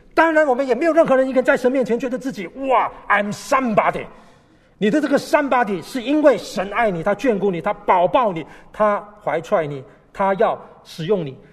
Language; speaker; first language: Chinese; native; Chinese